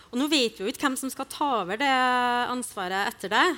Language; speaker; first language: Norwegian; native; Norwegian